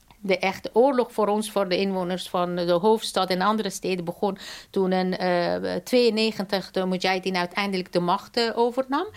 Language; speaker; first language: Dutch; non-native, fluent; Persian